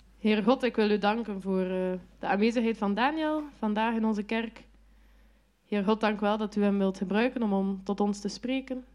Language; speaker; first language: Dutch; native; Dutch